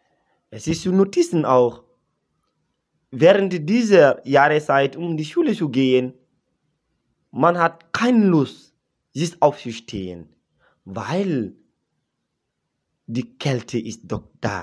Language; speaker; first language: German; non-native, learner; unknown